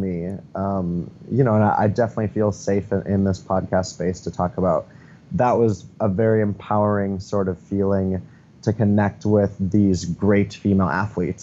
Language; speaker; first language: English; native; English